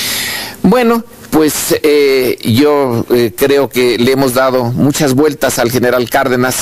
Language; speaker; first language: Spanish; native; Spanish